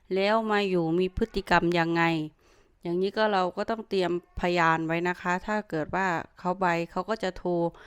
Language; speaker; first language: Thai; native; Thai